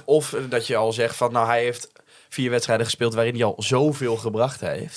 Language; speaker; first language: Dutch; native; Dutch